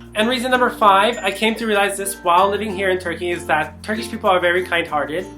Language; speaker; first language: English; native; English